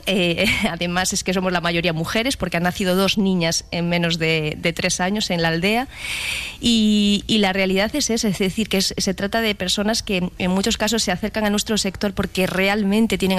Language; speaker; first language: Spanish; native; Spanish